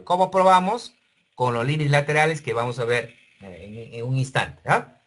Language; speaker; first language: Spanish; native; Spanish